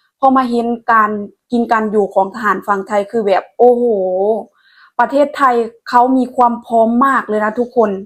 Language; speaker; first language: Thai; non-native, local second language; Lao